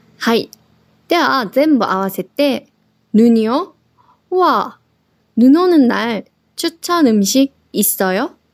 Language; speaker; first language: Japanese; non-native, fluent; Korean